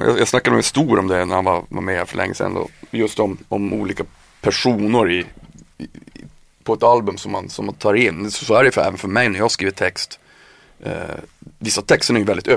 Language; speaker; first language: Swedish; native; Swedish